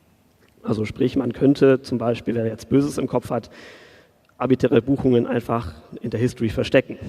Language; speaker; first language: German; native; German